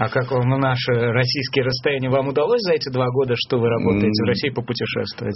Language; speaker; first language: Russian; native; Russian